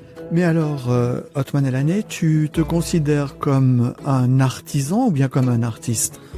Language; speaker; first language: French; native; French